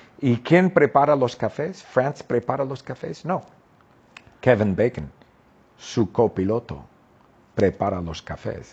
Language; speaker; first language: Spanish; non-native, fluent; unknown